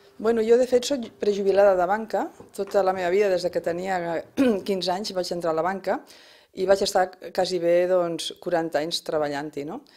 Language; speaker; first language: Catalan; non-native, local second language; Spanish